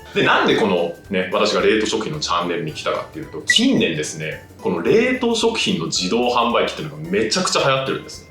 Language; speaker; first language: Japanese; native; Japanese